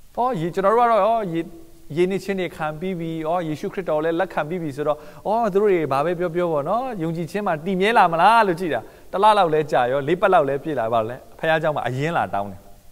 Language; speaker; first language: Burmese; non-native, local second language; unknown